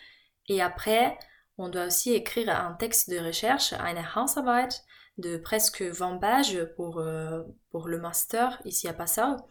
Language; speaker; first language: French; non-native, fluent; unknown